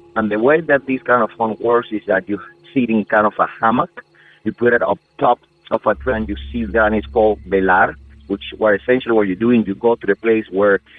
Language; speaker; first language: English; non-native, fluent; Spanish